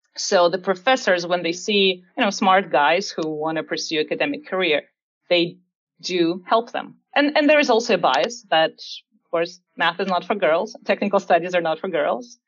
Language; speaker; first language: English; non-native, fluent; Russian